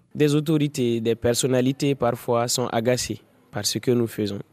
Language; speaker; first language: French; non-native, local second language; Fula